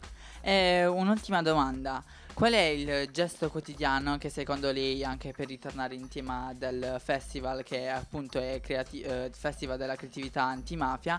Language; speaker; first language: Italian; native; Italian